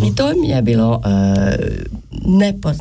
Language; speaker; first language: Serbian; non-native, fluent; German